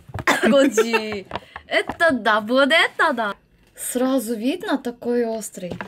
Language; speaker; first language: Russian; non-native, learner; Korean